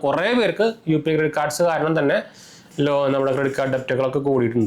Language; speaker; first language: Malayalam; native; Malayalam